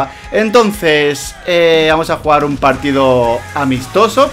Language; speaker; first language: Spanish; native; Spanish